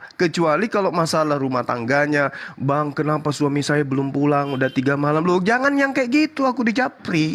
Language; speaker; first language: Indonesian; native; Indonesian